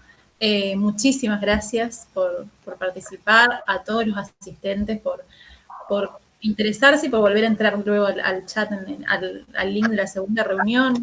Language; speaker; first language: Spanish; native; Spanish